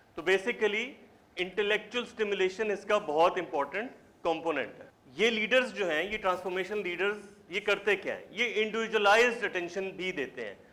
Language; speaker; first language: Urdu; native; Urdu